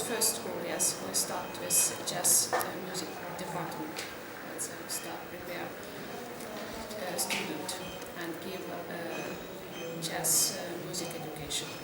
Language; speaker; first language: English; non-native, learner; Estonian